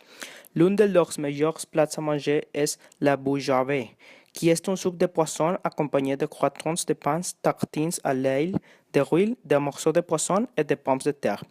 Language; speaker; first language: French; non-native, learner; Spanish